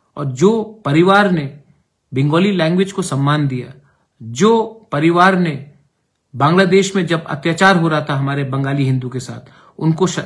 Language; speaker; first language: Hindi; non-native, local second language; Kok Borok